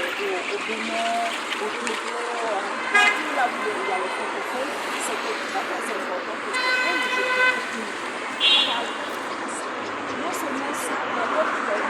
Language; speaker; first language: French; non-native, fluent; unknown